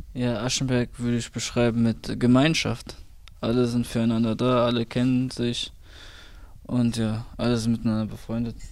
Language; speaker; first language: German; native; German